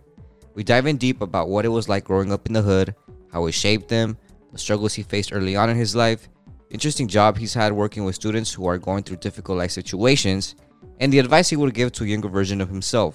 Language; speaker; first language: English; native; English